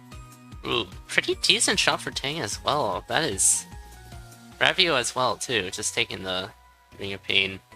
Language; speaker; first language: English; native; English